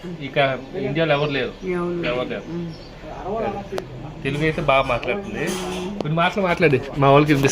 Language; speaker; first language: Telugu; native; Telugu